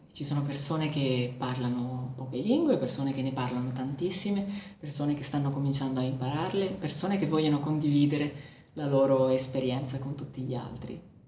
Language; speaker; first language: Italian; native; Italian